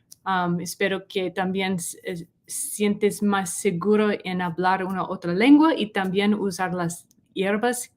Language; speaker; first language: Spanish; non-native, learner; English